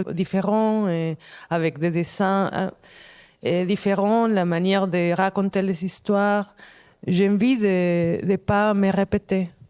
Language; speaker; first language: French; non-native, fluent; Spanish